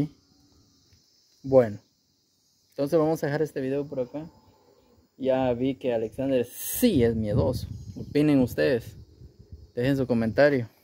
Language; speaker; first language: Spanish; native; Spanish